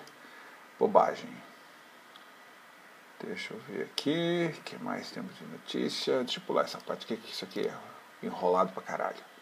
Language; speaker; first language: Portuguese; native; Portuguese